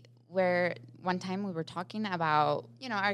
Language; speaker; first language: English; non-native, fluent; Spanish